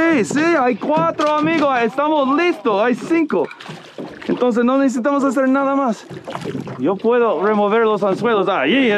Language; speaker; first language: Spanish; non-native, learner; English